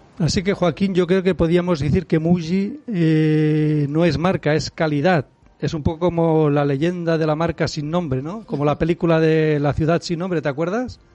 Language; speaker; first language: Spanish; native; Spanish